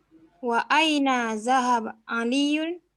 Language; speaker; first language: Arabic; non-native, learner; Indonesian